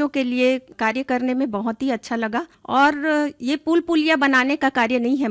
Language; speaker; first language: Hindi; native; Hindi